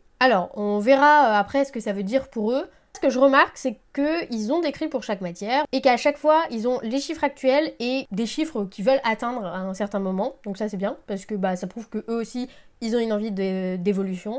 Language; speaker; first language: French; native; French